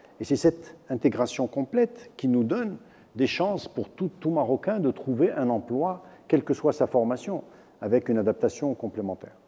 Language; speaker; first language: French; non-native, local second language; Arabic